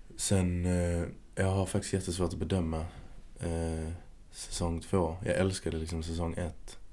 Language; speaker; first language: Swedish; early bilingual, other home language; Arabic